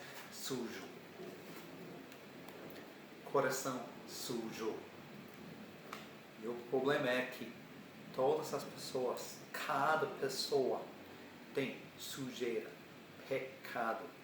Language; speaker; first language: Portuguese; non-native, learner; English